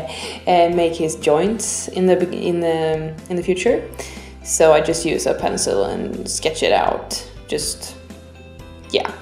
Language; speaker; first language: English; non-native, fluent; Swedish